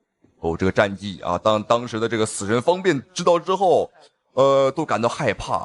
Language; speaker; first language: Chinese; native; Chinese